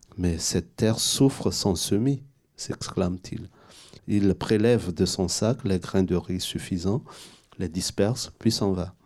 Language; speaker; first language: French; non-native, local second language; Malagasy